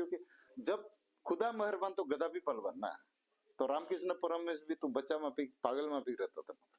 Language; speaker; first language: Hindi; non-native, local second language; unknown